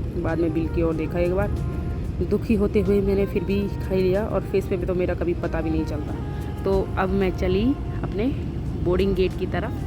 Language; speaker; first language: Hindi; native; Hindi